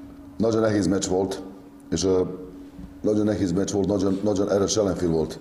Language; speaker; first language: Hungarian; non-native, learner; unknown